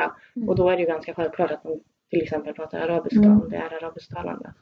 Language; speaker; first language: Swedish; native; Swedish